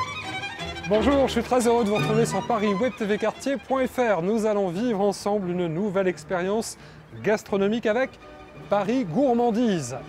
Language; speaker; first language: French; native; French